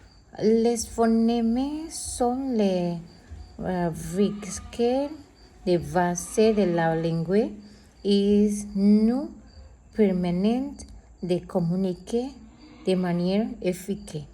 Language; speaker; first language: French; non-native, learner; Spanish